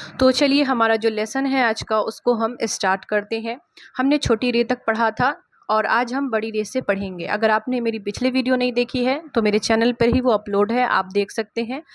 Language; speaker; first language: Hindi; native; Hindi